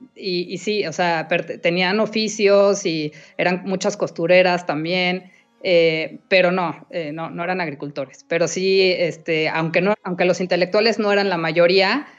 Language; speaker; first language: Spanish; native; Spanish